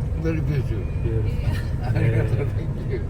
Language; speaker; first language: English; non-native, learner; Japanese